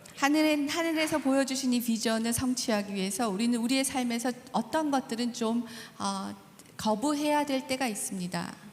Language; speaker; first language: Korean; native; Korean